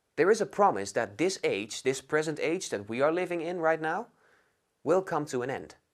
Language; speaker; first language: English; non-native, fluent; Dutch